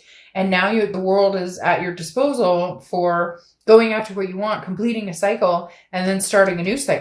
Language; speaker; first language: English; native; English